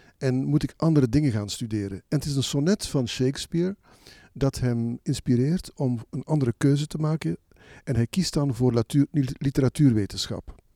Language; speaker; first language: Dutch; native; Dutch